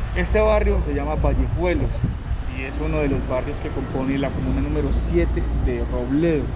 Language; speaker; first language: Spanish; native; Spanish